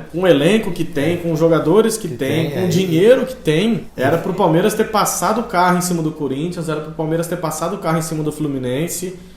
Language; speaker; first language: Portuguese; native; Portuguese